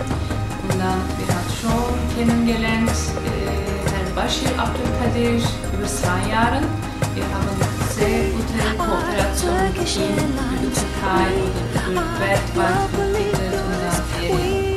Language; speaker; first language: German; non-native, fluent; Turkish